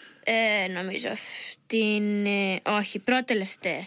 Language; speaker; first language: Greek; early bilingual, heritage; Greek